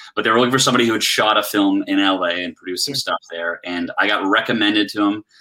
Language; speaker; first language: English; native; English